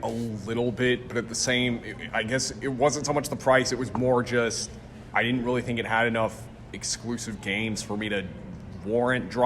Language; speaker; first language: English; native; English